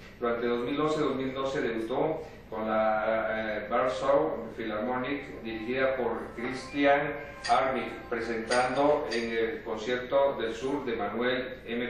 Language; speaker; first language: Spanish; native; Spanish